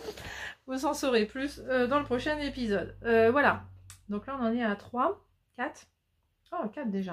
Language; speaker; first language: French; native; French